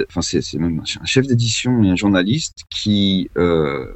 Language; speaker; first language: French; native; French